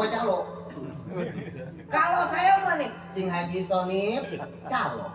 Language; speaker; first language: Indonesian; native; Indonesian